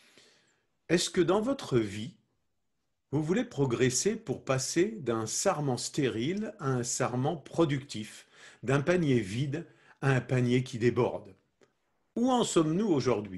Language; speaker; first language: French; native; French